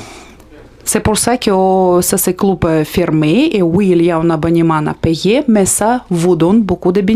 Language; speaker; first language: French; non-native, fluent; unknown